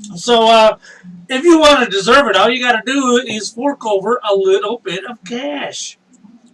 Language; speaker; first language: English; native; English